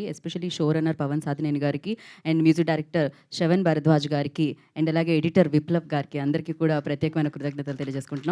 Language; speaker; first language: Telugu; native; Telugu